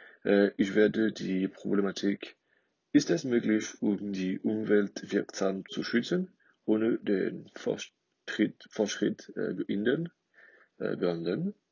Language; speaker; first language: German; non-native, learner; French